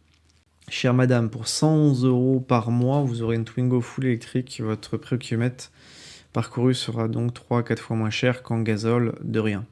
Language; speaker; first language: French; native; French